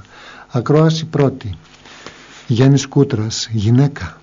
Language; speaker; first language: Greek; native; Greek